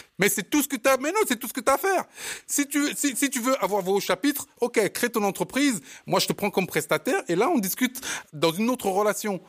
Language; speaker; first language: French; early bilingual, other home language; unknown